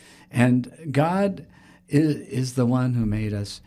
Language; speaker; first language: English; native; English